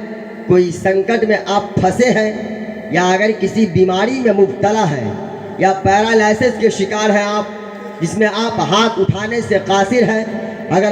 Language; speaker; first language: Hindi; native; Hindi